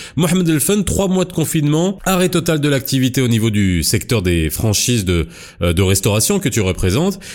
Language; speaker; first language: French; non-native, local second language; Arabic